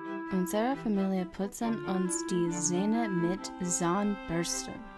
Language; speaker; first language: German; non-native, learner; English